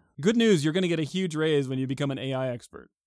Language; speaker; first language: English; native; English